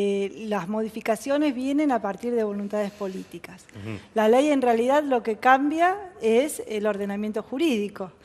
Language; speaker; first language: Spanish; native; Spanish